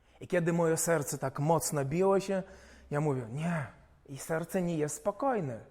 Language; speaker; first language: Polish; non-native, fluent; Ukrainian